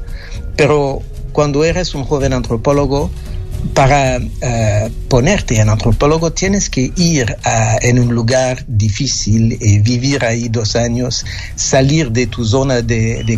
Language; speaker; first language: Spanish; non-native, fluent; French